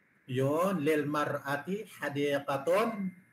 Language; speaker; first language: Arabic; non-native, fluent; Filipino